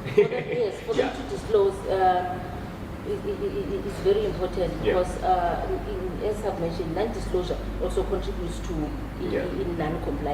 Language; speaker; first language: English; non-native, local second language; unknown